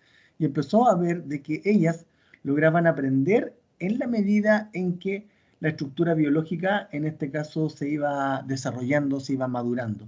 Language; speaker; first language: Spanish; native; Spanish